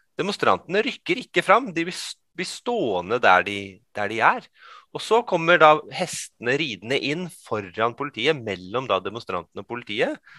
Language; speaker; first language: Norwegian; early bilingual, other home language; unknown